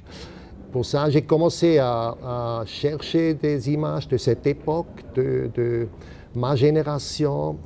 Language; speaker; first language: French; non-native, local second language; German